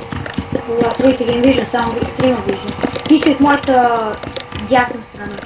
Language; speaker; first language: Bulgarian; native; Bulgarian